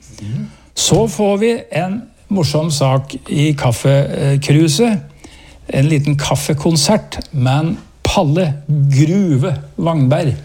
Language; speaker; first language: Norwegian; native; Norwegian